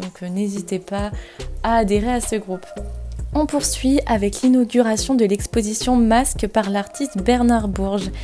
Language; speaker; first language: French; native; French